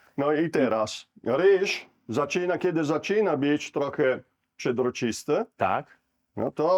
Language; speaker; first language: Polish; non-native, learner; Italian